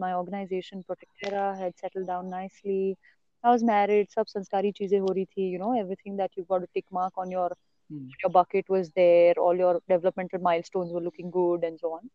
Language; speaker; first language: English; non-native, local second language; Marathi